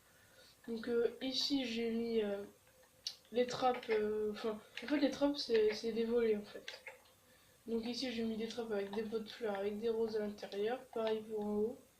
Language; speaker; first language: French; native; French